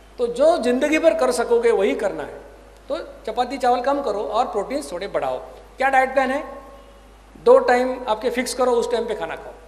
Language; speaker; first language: Hindi; non-native, local second language; Marathi